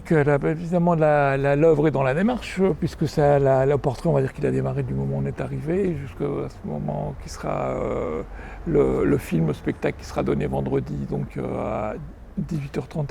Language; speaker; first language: French; native; French